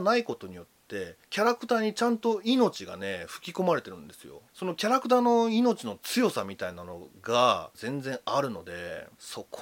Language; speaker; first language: Japanese; native; Japanese